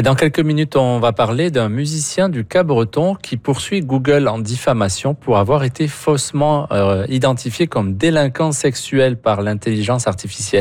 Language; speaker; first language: French; native; French